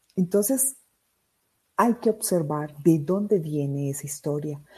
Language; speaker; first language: Spanish; native; Spanish